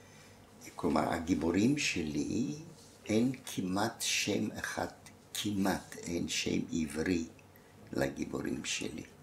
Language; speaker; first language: Hebrew; non-native, fluent; German